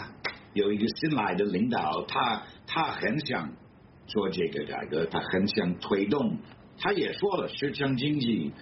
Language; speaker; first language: Chinese; non-native, fluent; English